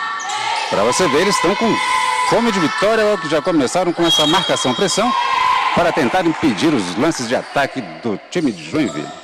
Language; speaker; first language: Portuguese; native; Portuguese